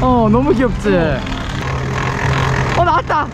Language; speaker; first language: Korean; native; Korean